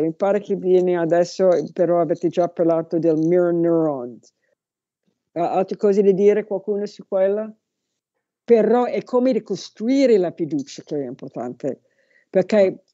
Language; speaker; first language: Italian; non-native, learner; English